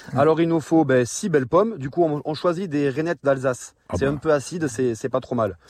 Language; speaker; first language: French; native; French